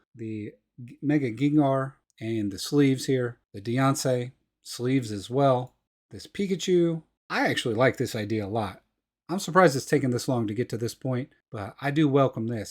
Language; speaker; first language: English; native; English